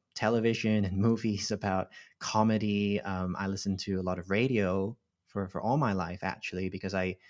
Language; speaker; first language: English; non-native, local second language; Cantonese